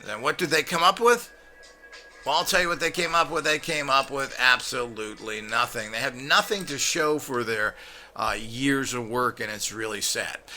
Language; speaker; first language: English; native; English